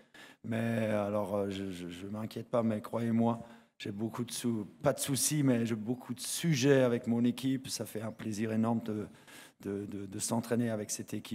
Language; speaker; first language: French; non-native, fluent; German